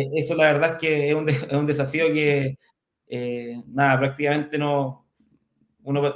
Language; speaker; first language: Spanish; native; Spanish